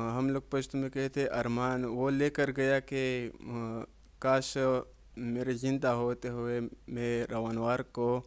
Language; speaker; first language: Urdu; non-native, local second language; Pashto